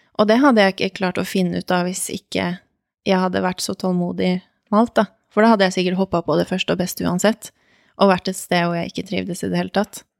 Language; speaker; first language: Norwegian; early bilingual, other home language; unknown